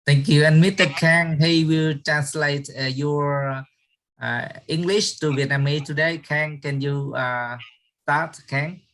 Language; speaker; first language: English; non-native, learner; Vietnamese